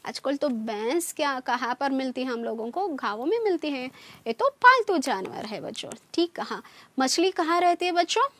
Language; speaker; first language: Hindi; non-native, local second language; Kannada